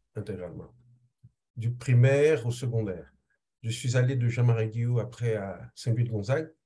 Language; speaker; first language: French; non-native, local second language; Haitian Creole